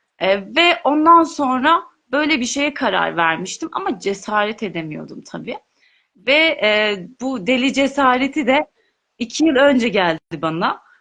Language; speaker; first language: Turkish; non-native, local second language; Kurdish